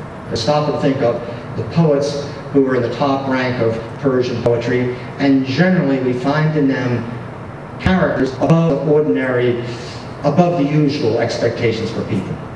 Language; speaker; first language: English; native; English